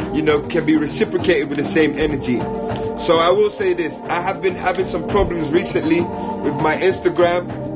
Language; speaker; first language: English; native; English